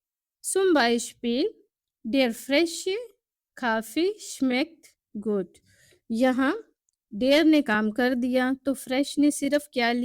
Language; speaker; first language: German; non-native, learner; Urdu